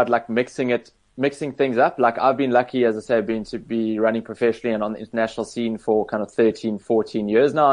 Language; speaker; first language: English; native; English